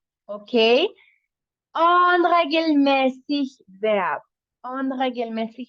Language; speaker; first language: German; non-native, fluent; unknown